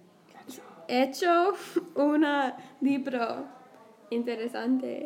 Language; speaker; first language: Spanish; non-native, learner; English